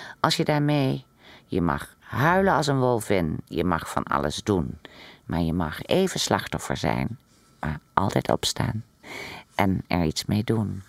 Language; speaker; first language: Dutch; native; Dutch